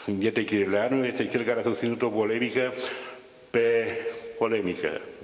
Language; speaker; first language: Romanian; native; Romanian